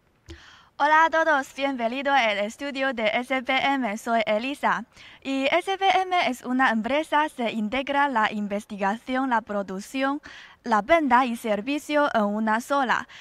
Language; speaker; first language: Spanish; non-native, learner; Chinese